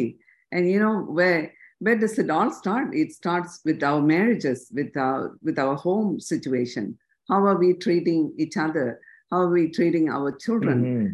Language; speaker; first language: English; non-native, local second language; Tamil